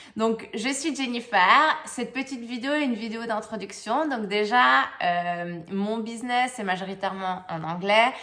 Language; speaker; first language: French; native; French